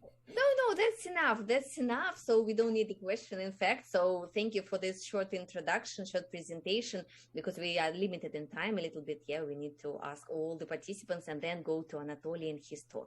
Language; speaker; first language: English; non-native, fluent; Russian